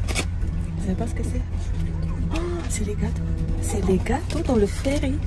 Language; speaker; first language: French; non-native, learner; Croatian